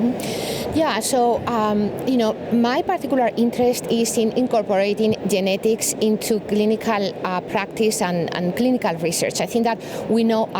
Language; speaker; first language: English; non-native, fluent; Spanish